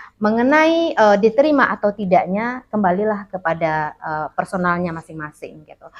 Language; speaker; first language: Indonesian; non-native, local second language; Minangkabau